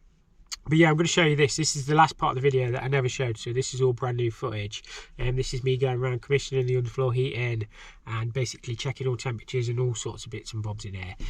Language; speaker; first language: English; native; English